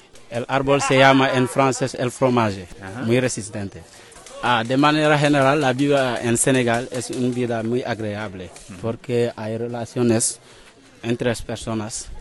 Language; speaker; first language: Spanish; non-native, learner; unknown